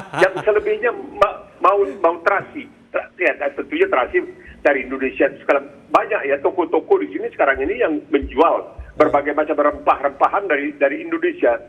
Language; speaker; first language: Indonesian; native; Indonesian